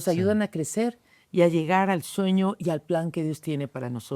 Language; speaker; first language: Spanish; native; Spanish